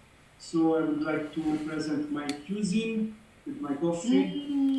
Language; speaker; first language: English; non-native, learner; Italian